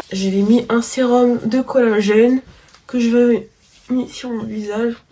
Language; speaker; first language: French; native; French